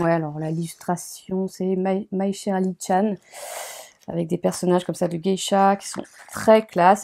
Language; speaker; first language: French; native; French